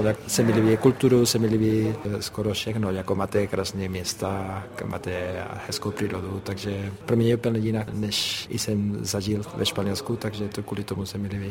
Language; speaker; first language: Czech; non-native, fluent; Spanish